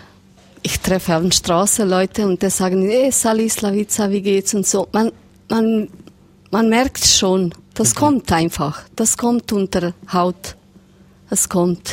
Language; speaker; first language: German; non-native, learner; Serbian